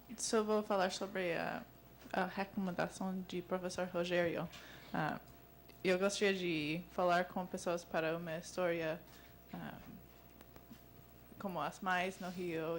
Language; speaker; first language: Portuguese; non-native, learner; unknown